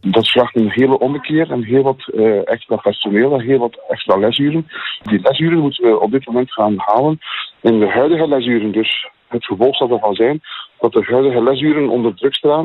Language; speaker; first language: Dutch; native; Dutch